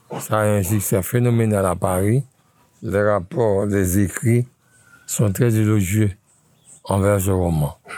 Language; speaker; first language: French; non-native, local second language; Haitian Creole